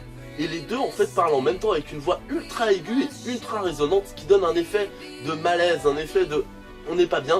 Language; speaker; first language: French; native; French